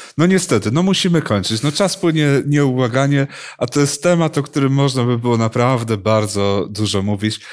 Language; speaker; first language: Polish; native; Polish